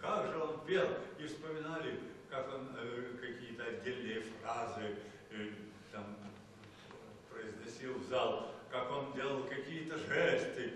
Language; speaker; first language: Russian; native; Russian